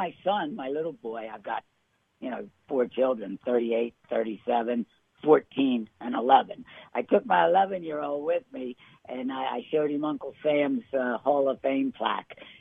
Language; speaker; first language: English; native; English